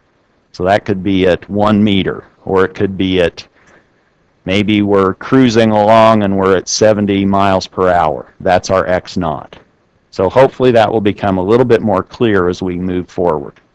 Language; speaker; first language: English; native; English